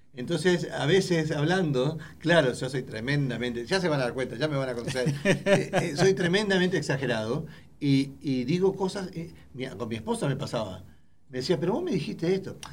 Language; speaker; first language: Spanish; native; Spanish